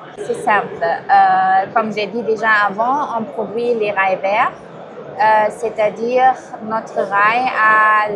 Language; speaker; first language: French; non-native, fluent; German